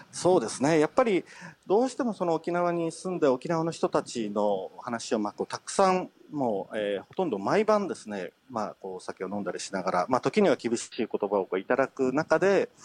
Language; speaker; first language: Japanese; native; Japanese